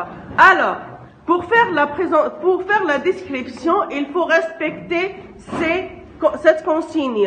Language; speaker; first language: French; non-native, local second language; Arabic